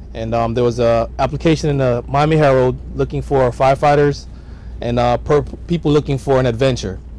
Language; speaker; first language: English; native; English